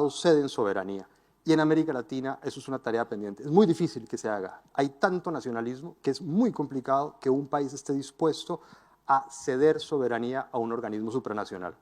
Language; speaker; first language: Spanish; native; Spanish